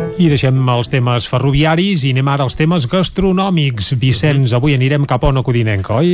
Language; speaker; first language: Catalan; native; Catalan